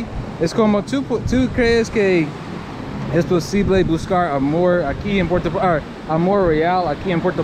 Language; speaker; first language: Spanish; non-native, learner; English